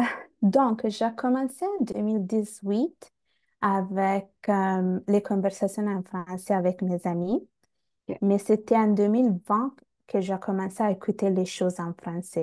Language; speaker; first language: French; non-native, fluent; Bangla